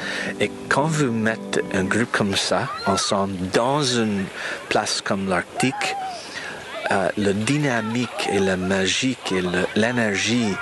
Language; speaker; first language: French; non-native, learner; English